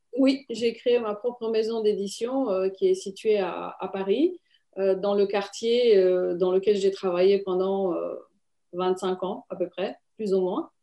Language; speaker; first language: French; non-native, fluent; Romanian